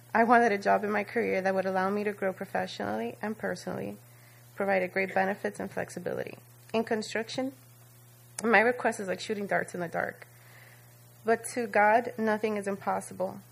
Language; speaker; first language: English; non-native, fluent; Spanish